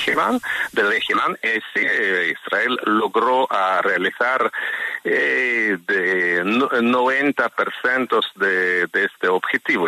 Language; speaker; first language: Spanish; non-native, fluent; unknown